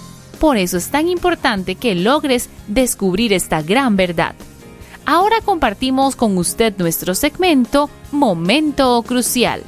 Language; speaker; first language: Spanish; native; Spanish